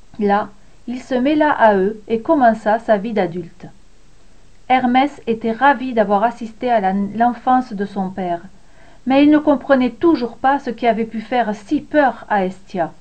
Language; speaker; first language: French; native; French